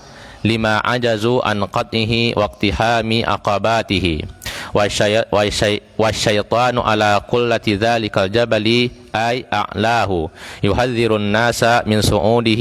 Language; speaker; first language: Arabic; non-native, fluent; Indonesian